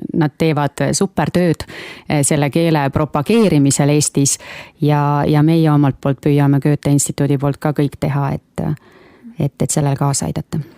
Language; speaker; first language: Estonian; native; Estonian